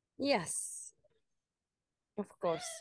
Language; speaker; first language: English; non-native, learner; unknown